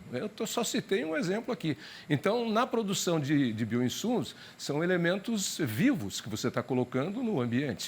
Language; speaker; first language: Portuguese; native; Portuguese